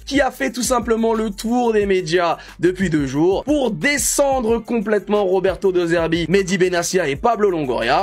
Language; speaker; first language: French; native; French